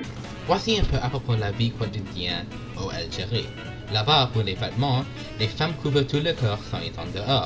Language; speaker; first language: French; non-native, learner; English